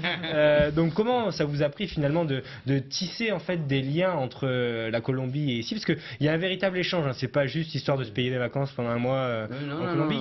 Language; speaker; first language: French; native; French